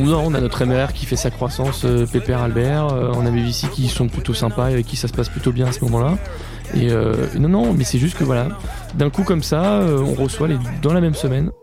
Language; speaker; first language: French; native; French